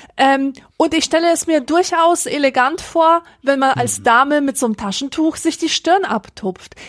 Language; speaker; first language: German; early bilingual, other home language; Polish